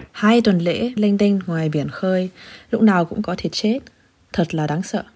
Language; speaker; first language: Vietnamese; early bilingual, heritage; Vietnamese